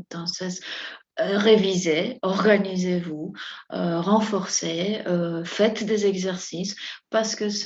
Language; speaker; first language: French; non-native, fluent; Spanish